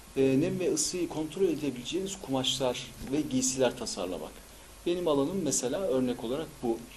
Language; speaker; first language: Turkish; early bilingual, heritage; Turkish